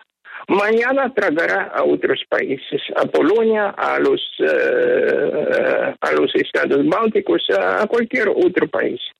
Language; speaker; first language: Spanish; non-native, fluent; Ukrainian